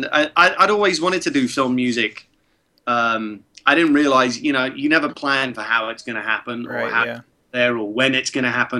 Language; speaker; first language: English; early bilingual, other home language; Czech